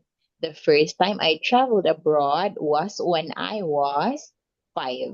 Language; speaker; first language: English; non-native, local second language; Filipino